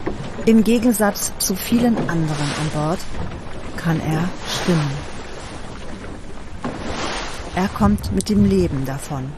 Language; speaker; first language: German; native; German